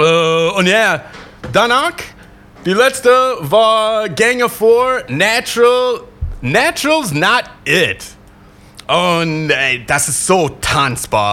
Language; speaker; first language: German; non-native, learner; English